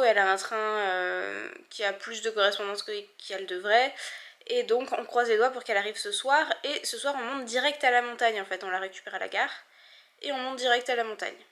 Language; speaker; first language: French; native; French